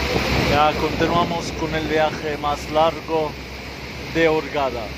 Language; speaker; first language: Spanish; non-native, fluent; Arabic